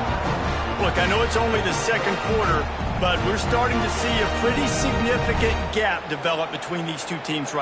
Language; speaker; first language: English; native; English